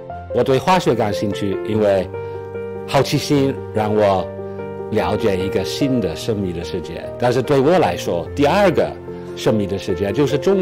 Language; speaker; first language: Chinese; non-native, fluent; English